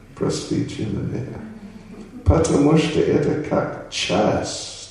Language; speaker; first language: Russian; non-native, learner; English